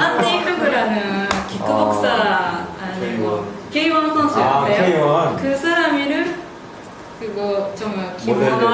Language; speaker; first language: Korean; non-native, fluent; Japanese